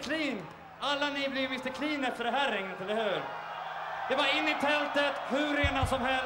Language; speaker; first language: Swedish; native; Swedish